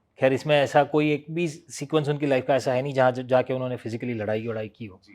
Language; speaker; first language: Hindi; non-native, local second language; Gujarati